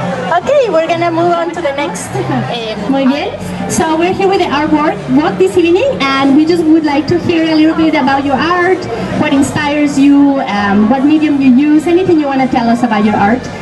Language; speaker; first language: English; early bilingual, other home language; Spanish